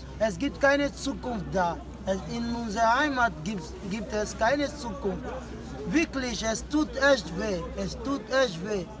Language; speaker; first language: German; non-native, fluent; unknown